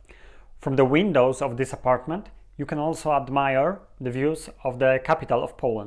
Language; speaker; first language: English; non-native, fluent; Polish